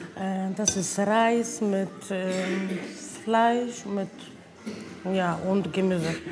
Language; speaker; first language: German; non-native, learner; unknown